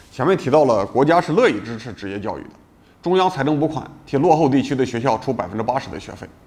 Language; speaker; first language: Chinese; native; Chinese